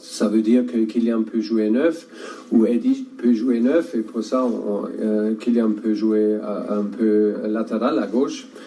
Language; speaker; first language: French; non-native, learner; German